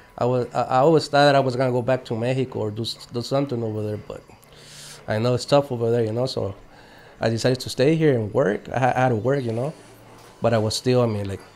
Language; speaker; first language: English; native; English